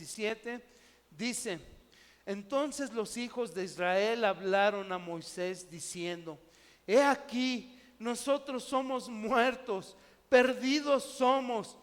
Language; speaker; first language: Spanish; native; Spanish